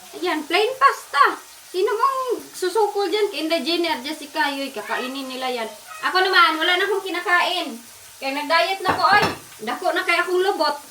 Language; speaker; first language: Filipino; non-native, local second language; Cebuano